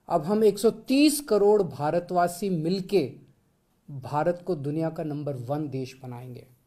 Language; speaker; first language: Hindi; native; Hindi